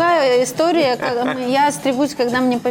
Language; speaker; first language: Russian; native; Russian